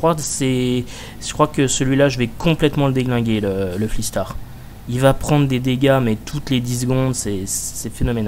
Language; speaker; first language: French; native; French